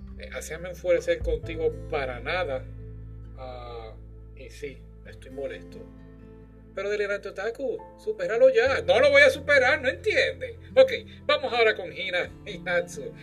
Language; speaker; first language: Spanish; native; Spanish